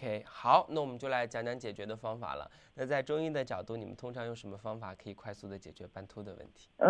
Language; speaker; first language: Chinese; native; Chinese